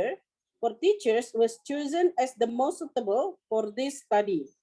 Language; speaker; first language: English; non-native, local second language; Indonesian